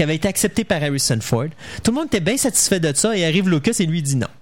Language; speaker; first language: French; native; French